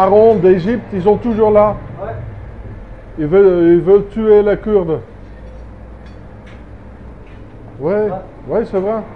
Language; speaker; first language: French; non-native, learner; English